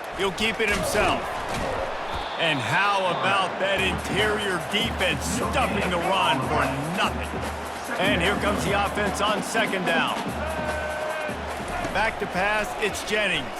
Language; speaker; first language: English; native; English